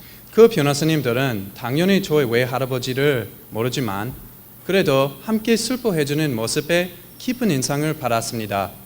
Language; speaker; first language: Korean; non-native, fluent; English